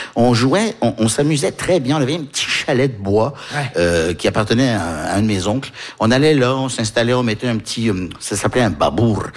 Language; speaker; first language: French; early bilingual, heritage; French